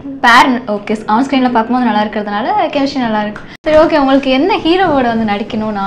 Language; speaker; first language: Tamil; native; Tamil